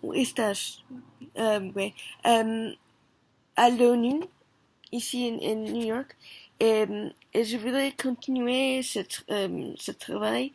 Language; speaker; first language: French; non-native, learner; Korean